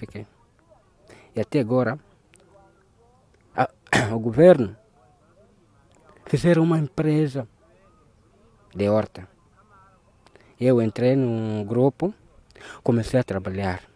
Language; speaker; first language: Portuguese; non-native, local second language; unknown